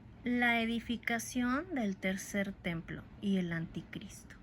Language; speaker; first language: Spanish; native; Spanish